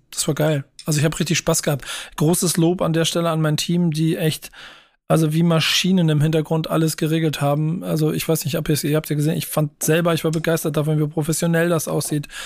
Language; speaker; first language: German; native; German